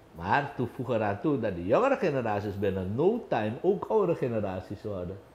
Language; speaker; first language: Dutch; native; Dutch